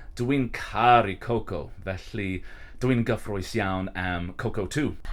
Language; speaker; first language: Welsh; non-native, learner; English